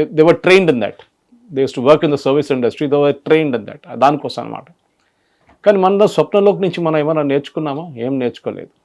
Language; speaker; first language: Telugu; non-native, fluent; Malayalam